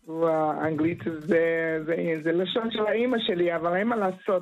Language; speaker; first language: Hebrew; non-native, learner; English